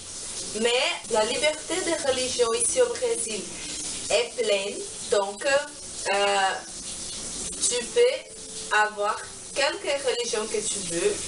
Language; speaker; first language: French; non-native, learner; Portuguese